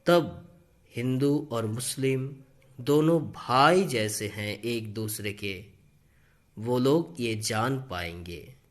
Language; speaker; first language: Hindi; non-native, local second language; Bangla